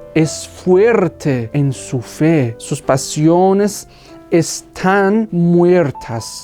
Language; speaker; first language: Spanish; non-native, fluent; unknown